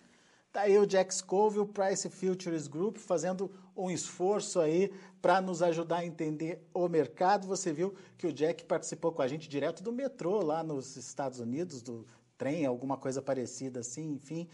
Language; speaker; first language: Portuguese; native; Portuguese